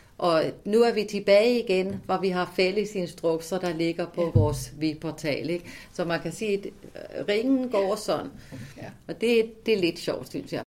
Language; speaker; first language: Danish; native; Danish